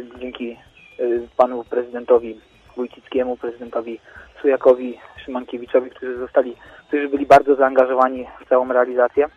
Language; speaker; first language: Polish; native; Polish